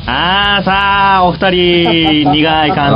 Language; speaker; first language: Japanese; native; Japanese